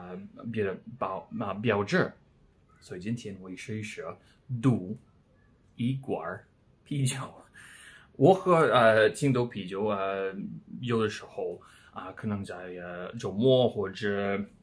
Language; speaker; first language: Chinese; non-native, learner; English